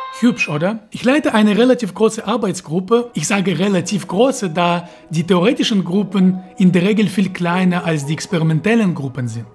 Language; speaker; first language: German; non-native, fluent; Russian